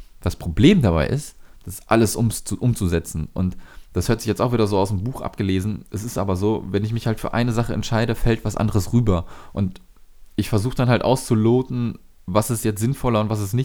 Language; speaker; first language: German; native; German